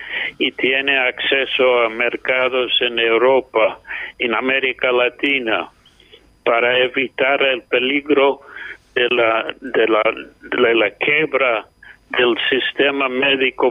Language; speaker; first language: Spanish; non-native, fluent; English